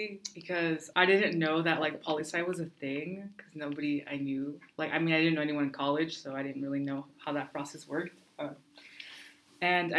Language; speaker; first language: English; early bilingual, other home language; Spanish